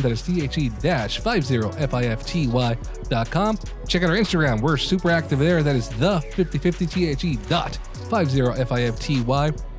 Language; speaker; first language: English; early bilingual, other home language; Spanish